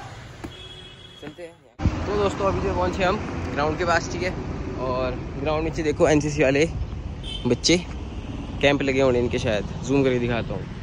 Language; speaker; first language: Hindi; native; Hindi